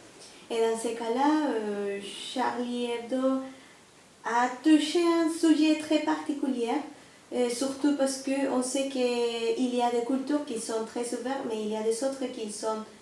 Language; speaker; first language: French; non-native, learner; Spanish